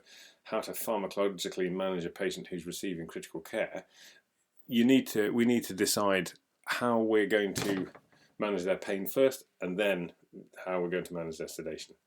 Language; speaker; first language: English; native; English